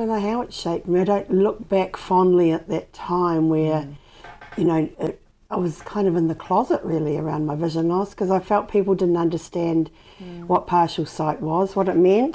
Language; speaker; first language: English; native; English